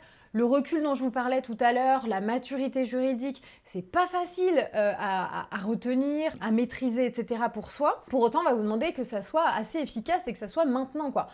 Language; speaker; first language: French; native; French